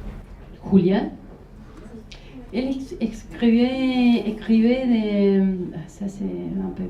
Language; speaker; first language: French; non-native, fluent; Spanish